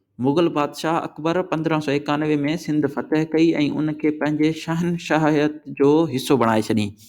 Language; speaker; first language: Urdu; non-native, local second language; Sindhi